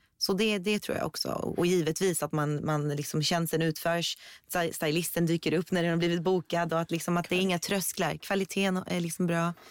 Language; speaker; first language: Swedish; early bilingual, other home language; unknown